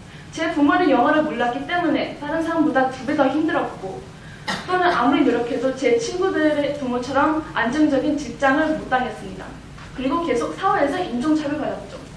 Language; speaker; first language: Korean; early bilingual, heritage; Korean